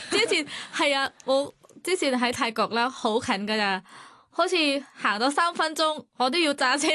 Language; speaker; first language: Cantonese; non-native, fluent; Thai